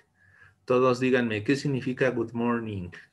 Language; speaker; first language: Spanish; native; Spanish